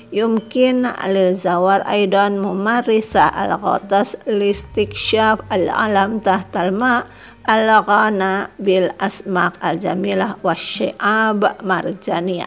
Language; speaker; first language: Arabic; non-native, fluent; Indonesian